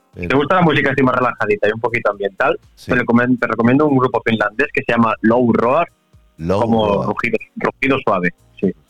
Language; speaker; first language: Spanish; native; Spanish